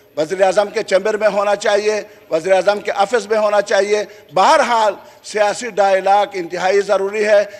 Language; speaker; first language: Urdu; non-native, local second language; Khowar